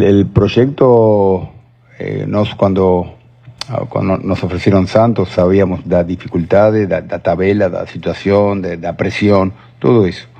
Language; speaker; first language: Portuguese; non-native, learner; Spanish